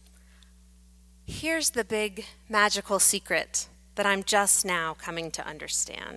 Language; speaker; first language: English; native; English